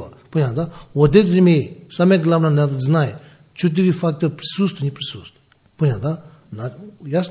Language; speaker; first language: Russian; non-native, learner; Tibetan